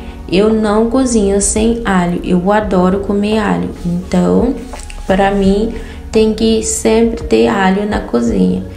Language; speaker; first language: Portuguese; non-native, fluent; Haitian Creole